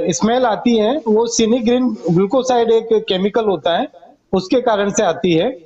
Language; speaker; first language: Hindi; non-native, local second language; Gujarati